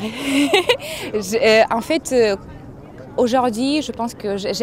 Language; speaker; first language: French; non-native, fluent; Russian